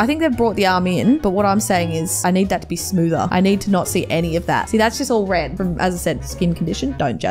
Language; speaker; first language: English; native; English